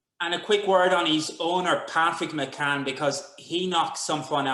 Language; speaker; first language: English; native; English